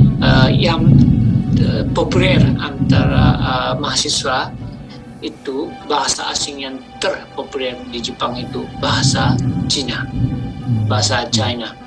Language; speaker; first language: Indonesian; non-native, fluent; Japanese